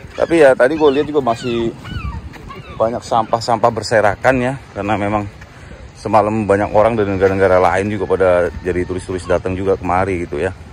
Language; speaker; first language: Indonesian; native; Indonesian